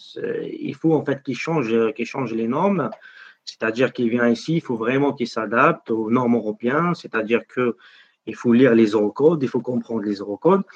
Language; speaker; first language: French; non-native, local second language; Arabic